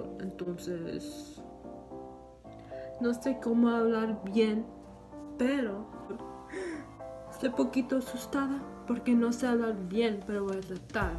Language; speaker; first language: Spanish; early bilingual, heritage; Spanish